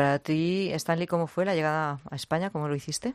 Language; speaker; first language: Spanish; native; Spanish